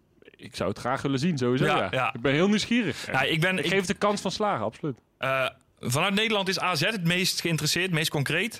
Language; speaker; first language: Dutch; native; Dutch